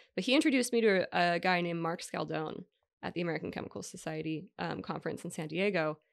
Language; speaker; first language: English; native; English